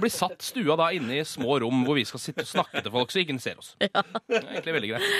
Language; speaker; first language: Norwegian; native; Norwegian